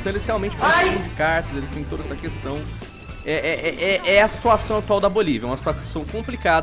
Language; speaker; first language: Portuguese; native; Portuguese